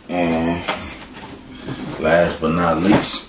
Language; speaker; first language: English; native; English